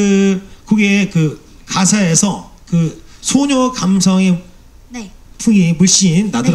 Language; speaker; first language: Korean; native; Korean